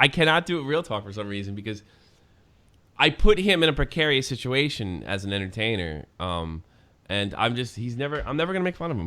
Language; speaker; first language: English; native; English